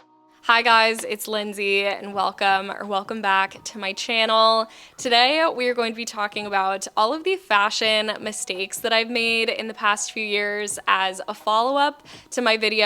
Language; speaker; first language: English; native; English